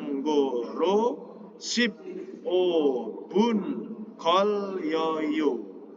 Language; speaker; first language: Korean; non-native, fluent; Indonesian